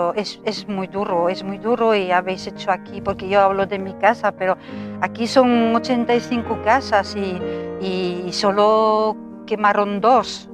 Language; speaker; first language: Spanish; non-native, fluent; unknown